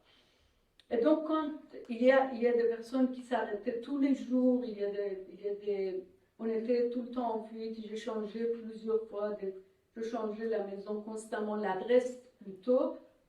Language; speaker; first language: French; non-native, fluent; Persian